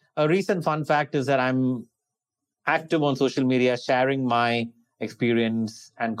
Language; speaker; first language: English; non-native, local second language; Tamil